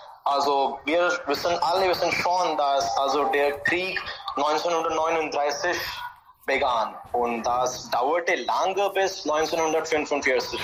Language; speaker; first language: German; non-native, learner; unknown